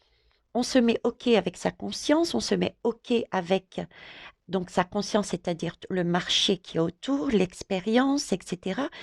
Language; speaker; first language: French; native; French